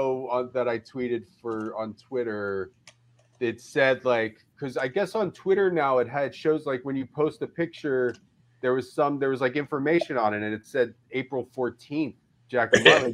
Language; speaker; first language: English; native; English